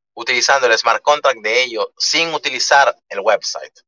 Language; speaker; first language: Spanish; early bilingual, other home language; Italian